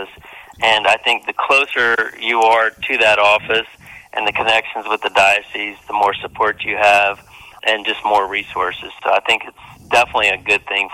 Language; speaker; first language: English; native; English